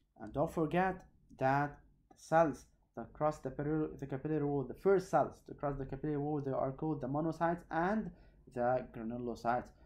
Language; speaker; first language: English; non-native, local second language; Arabic